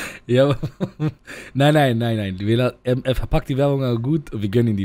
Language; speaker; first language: German; native; German